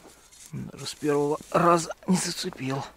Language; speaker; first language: Russian; native; Russian